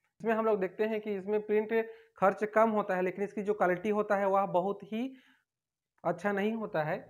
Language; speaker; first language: Hindi; native; Hindi